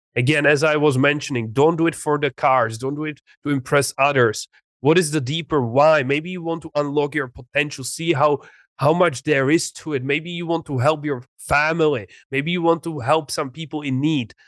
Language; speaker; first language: English; non-native, fluent; Czech